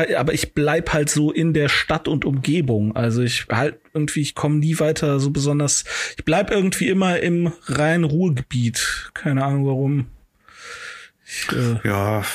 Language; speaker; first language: German; native; German